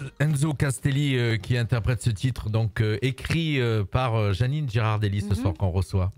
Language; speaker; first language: French; native; French